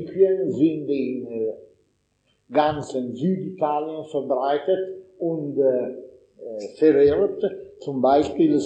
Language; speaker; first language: German; non-native, learner; Italian